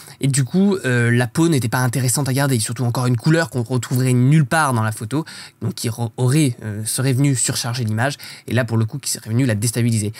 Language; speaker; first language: French; native; French